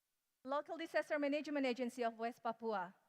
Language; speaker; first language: English; non-native, learner; Indonesian